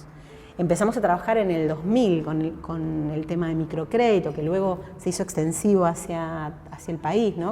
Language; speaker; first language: Spanish; native; Spanish